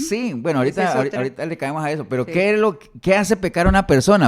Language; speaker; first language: Spanish; native; Spanish